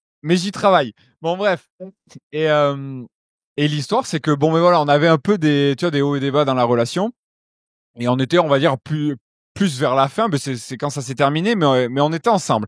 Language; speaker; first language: French; native; French